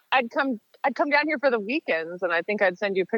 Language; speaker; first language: English; native; English